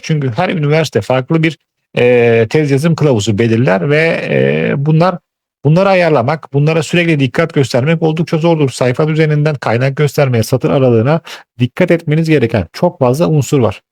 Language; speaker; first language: Turkish; native; Turkish